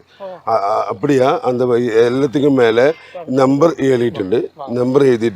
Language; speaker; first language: Tamil; non-native, local second language; Malayalam